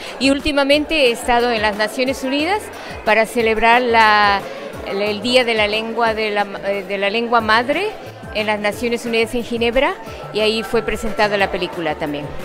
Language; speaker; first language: Spanish; non-native, fluent; Quechua